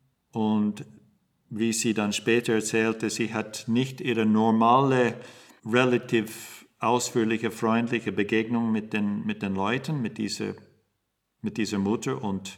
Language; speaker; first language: German; non-native, fluent; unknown